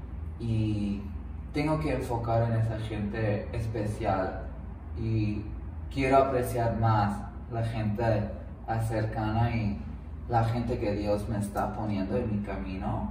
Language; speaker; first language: Spanish; early bilingual, heritage; English